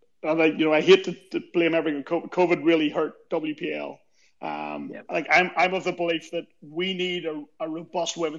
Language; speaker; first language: English; native; English